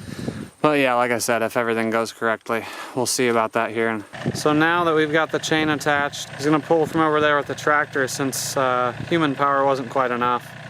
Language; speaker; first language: English; native; English